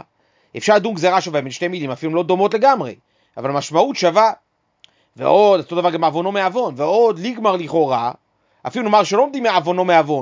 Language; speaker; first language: Hebrew; native; Hebrew